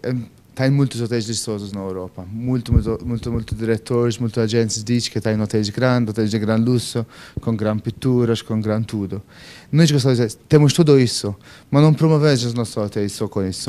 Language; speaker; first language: Portuguese; non-native, fluent; Maltese